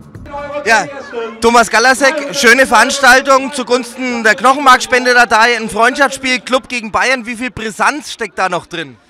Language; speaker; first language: German; native; German